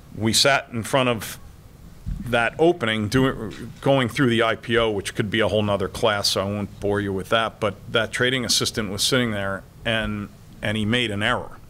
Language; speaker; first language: English; native; English